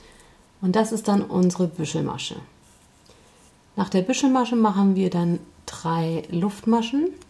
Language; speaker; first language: German; native; German